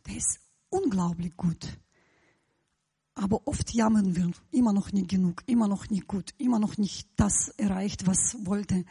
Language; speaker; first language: German; non-native, fluent; Russian